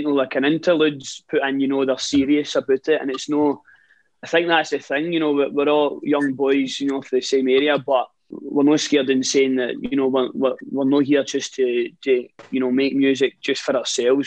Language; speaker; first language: English; native; English